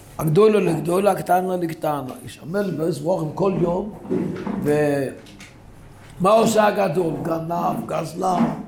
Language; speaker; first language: Hebrew; non-native, local second language; Yiddish